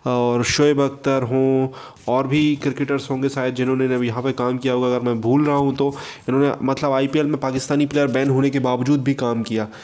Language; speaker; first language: Hindi; native; Hindi